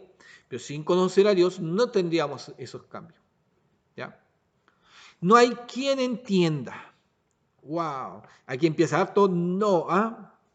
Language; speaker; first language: Spanish; native; Spanish